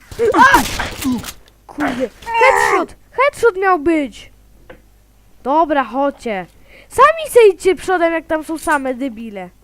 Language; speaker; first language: Polish; native; Polish